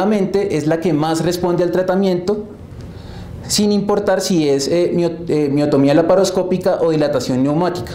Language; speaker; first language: Spanish; native; Spanish